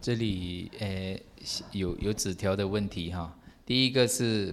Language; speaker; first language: Chinese; native; Chinese